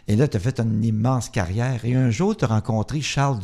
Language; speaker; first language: French; native; French